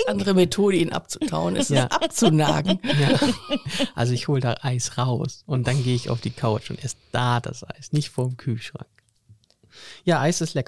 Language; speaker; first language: German; native; German